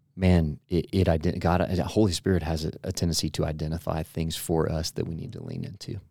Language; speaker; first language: English; native; English